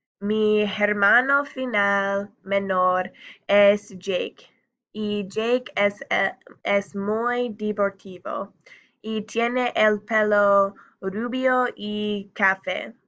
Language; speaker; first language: Spanish; non-native, learner; English